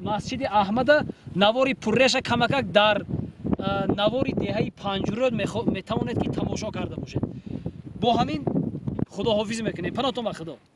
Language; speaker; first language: Tajik; native; Tajik